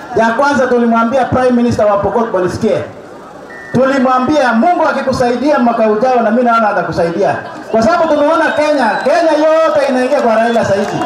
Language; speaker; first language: Swahili; non-native, local second language; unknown